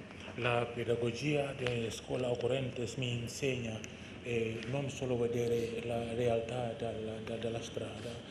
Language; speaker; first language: Italian; non-native, fluent; Indonesian